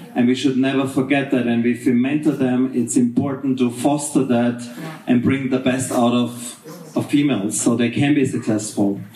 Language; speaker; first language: English; non-native, fluent; German